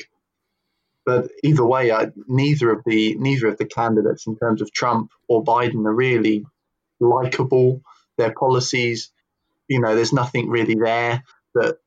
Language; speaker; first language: English; native; English